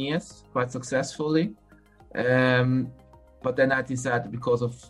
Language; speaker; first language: English; non-native, fluent; German